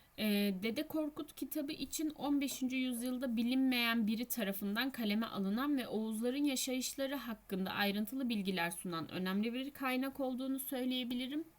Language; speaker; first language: Turkish; native; Turkish